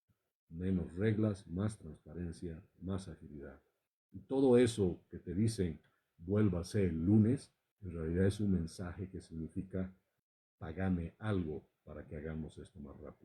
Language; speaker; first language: Spanish; native; Spanish